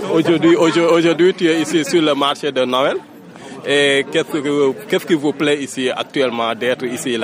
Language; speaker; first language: French; non-native, fluent; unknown